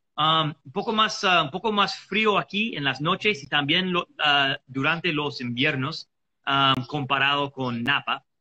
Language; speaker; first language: Spanish; non-native, fluent; English